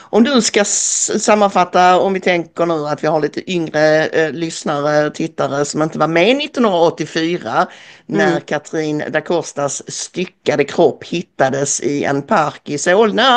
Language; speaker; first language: Swedish; native; Swedish